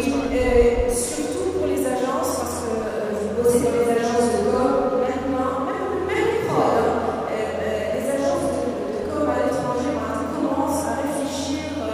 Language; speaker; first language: French; non-native, local second language; Arabic